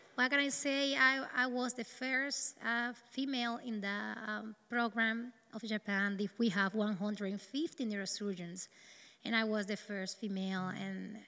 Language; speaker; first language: English; non-native, learner; Spanish